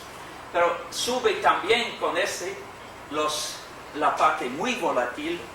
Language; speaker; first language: Spanish; non-native, fluent; English